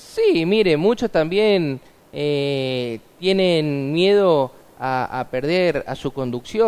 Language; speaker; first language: Spanish; native; Spanish